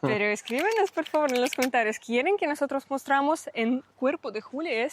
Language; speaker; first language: Spanish; non-native, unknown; Russian